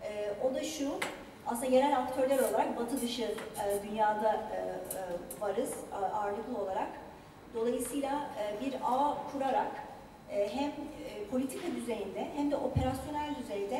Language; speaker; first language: Turkish; native; Turkish